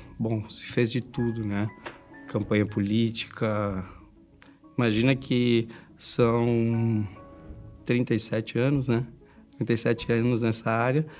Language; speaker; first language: Portuguese; early bilingual, other home language; Spanish